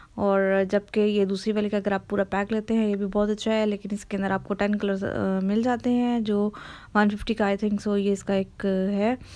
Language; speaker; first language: Hindi; native; Hindi